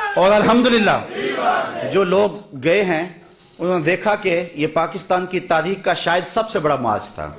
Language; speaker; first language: Urdu; non-native, local second language; Punjabi